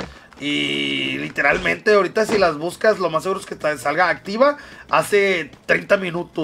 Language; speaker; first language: Spanish; native; Spanish